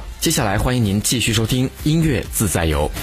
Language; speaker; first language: Chinese; native; Chinese